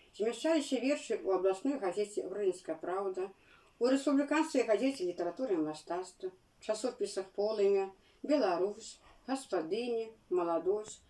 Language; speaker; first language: Belarusian; native; Belarusian